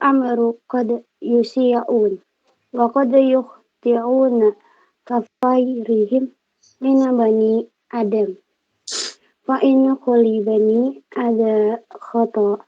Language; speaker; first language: Arabic; non-native, learner; Indonesian